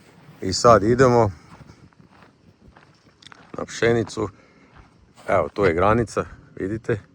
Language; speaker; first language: Croatian; native; Croatian